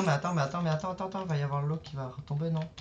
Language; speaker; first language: French; native; French